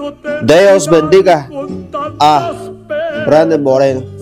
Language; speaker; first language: Spanish; non-native, learner; English